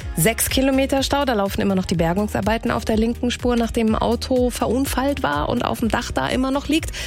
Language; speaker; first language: German; native; German